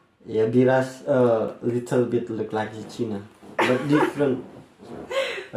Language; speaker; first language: English; non-native, learner; Indonesian